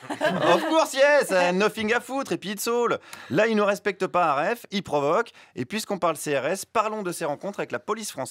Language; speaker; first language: French; native; French